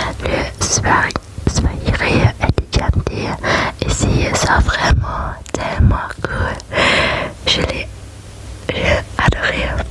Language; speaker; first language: French; non-native, learner; German